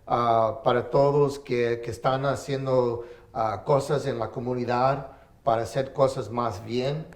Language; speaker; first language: Spanish; early bilingual, heritage; English